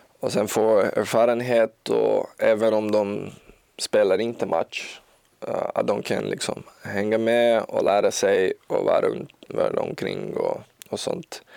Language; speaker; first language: Swedish; non-native, learner; Portuguese